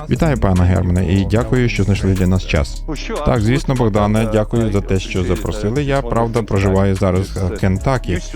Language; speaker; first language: Ukrainian; native; Ukrainian